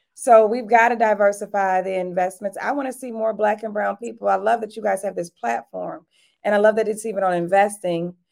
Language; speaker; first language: English; native; English